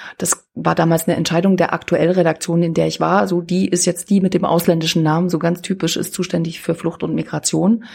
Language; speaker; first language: German; early bilingual, other home language; Swiss German